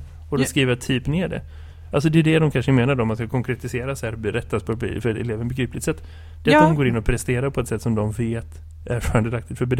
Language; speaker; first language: Swedish; native; Swedish